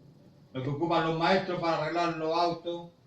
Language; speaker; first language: Spanish; native; Spanish